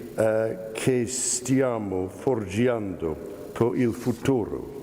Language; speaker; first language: Italian; non-native, learner; English